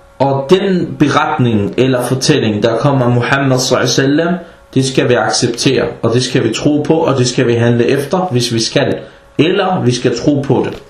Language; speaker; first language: Danish; non-native, fluent; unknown